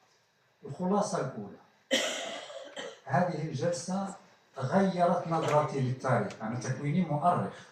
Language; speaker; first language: Arabic; native; Arabic